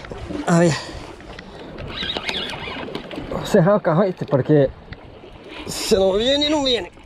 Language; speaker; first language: Spanish; non-native, learner; Portuguese